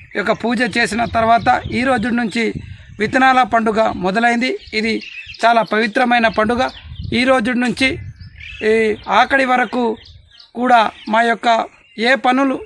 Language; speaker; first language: Telugu; non-native, local second language; Gondi